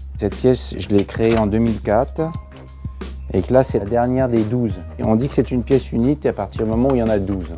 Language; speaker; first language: French; native; French